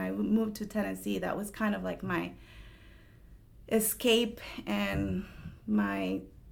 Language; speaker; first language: English; non-native, fluent; Spanish